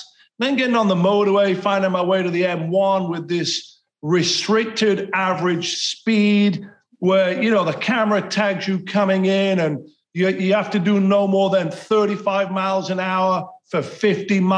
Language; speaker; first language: English; native; English